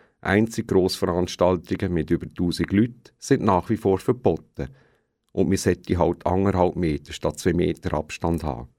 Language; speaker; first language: German; native; German